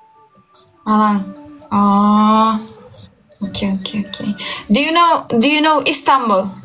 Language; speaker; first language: English; non-native, fluent; Turkish